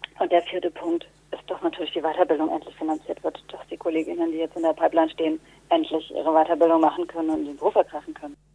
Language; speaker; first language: German; native; German